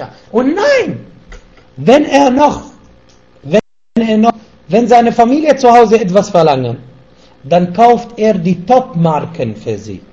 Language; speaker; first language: German; non-native, fluent; Arabic